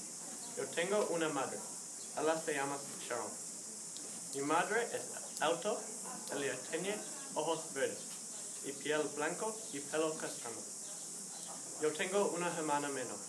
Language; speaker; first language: Spanish; non-native, learner; English